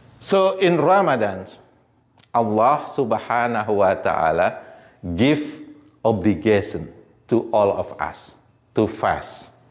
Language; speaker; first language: English; non-native, fluent; Indonesian